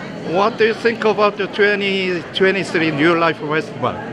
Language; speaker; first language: English; non-native, learner; Korean